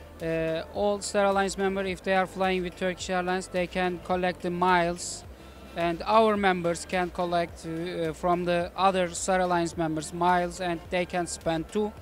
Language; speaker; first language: English; non-native, fluent; Turkish